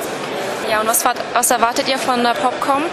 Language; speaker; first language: German; native; German